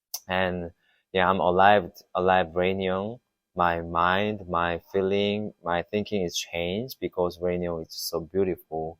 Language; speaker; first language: English; non-native, learner; Korean